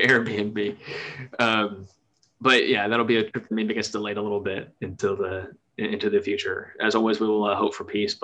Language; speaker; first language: English; native; English